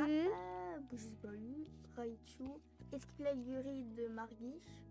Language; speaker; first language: French; native; French